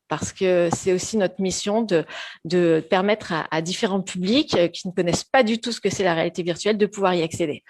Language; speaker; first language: French; native; French